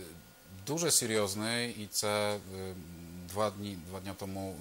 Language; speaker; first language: Ukrainian; non-native, fluent; Polish